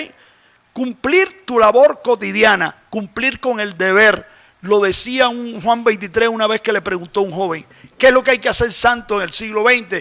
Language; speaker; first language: Spanish; native; Spanish